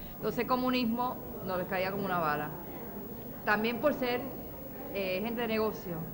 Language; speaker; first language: Spanish; non-native, local second language; Yiddish